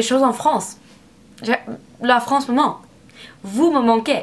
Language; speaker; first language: French; non-native, learner; English